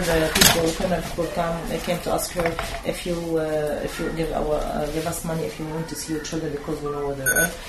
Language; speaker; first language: English; non-native, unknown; Arabic